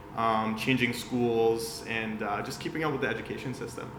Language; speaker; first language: English; early bilingual, other home language; Persian